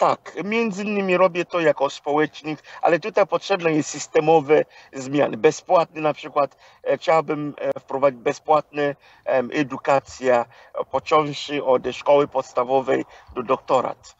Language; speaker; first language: Polish; non-native, fluent; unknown